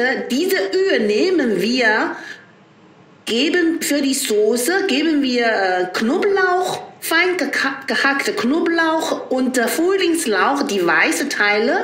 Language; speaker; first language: German; non-native, learner; Chinese